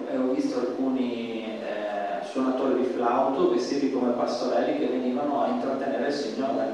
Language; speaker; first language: Italian; native; Italian